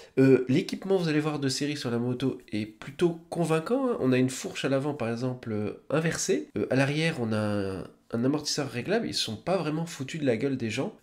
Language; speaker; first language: French; native; French